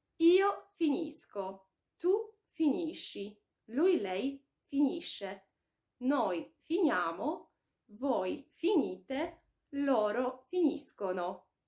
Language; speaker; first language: Italian; non-native, fluent; Polish